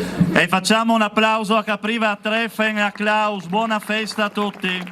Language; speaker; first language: Italian; native; Italian